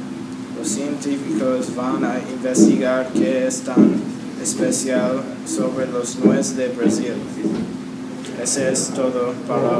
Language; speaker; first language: Spanish; non-native, learner; English